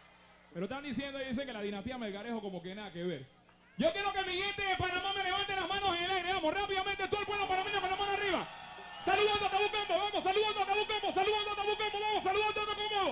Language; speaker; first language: Spanish; native; Spanish